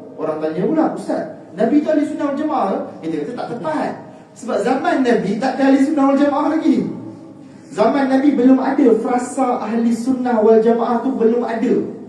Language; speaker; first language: Malay; native; Malay